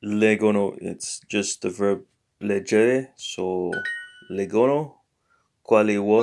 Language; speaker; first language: Italian; non-native, fluent; English